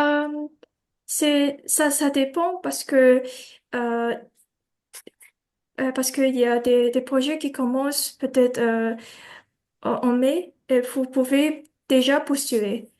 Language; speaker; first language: French; non-native, learner; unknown